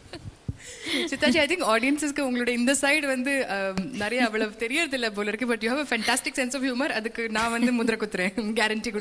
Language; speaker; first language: Tamil; native; Tamil